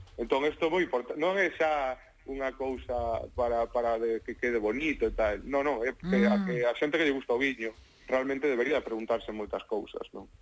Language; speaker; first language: Galician; non-native, local second language; Spanish